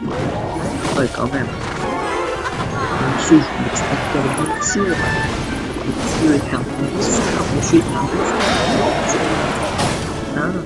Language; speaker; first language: French; native; French